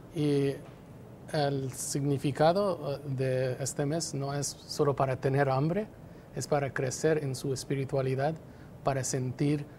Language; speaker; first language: Spanish; non-native, fluent; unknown